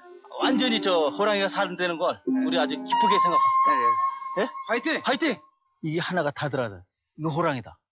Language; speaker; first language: Korean; native; Korean